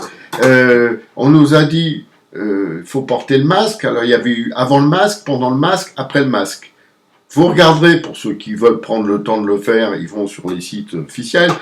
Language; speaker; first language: French; native; French